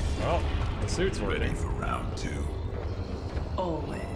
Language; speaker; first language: English; native; English